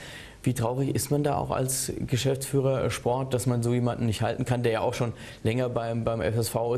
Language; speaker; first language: German; native; German